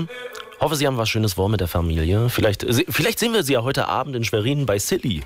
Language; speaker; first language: German; native; German